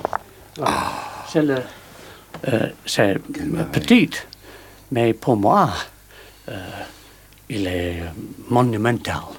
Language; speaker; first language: French; non-native, learner; English